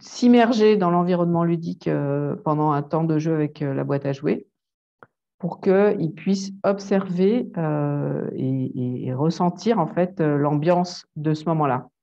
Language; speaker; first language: French; native; French